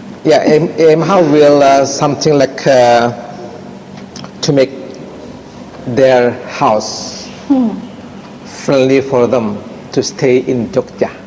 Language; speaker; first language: English; non-native, fluent; Indonesian